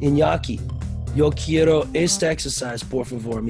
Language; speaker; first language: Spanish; non-native, learner; English